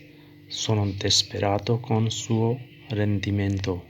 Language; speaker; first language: Italian; non-native, learner; Urdu